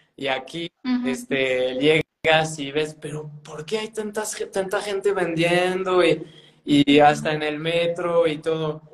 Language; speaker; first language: Spanish; non-native, fluent; French